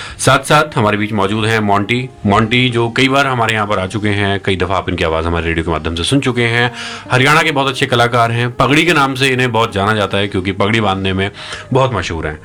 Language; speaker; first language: Hindi; native; Hindi